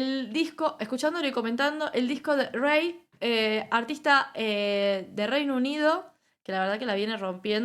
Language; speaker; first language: Spanish; native; Spanish